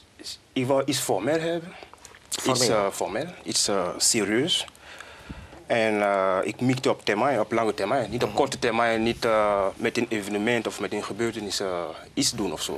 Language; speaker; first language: Dutch; non-native, fluent; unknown